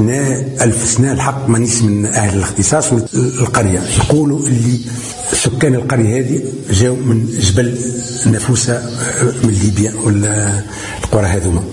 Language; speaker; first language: Arabic; non-native, local second language; Berber languages